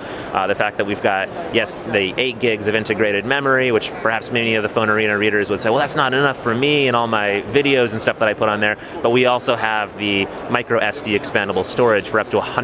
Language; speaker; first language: English; native; English